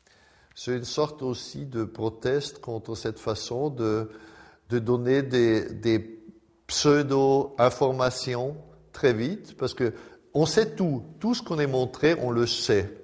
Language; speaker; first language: French; non-native, fluent; German